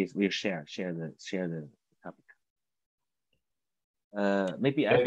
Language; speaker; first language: English; non-native, learner; Chinese